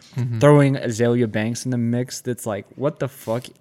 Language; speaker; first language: English; native; English